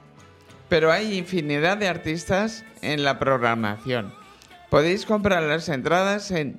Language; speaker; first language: Spanish; native; Spanish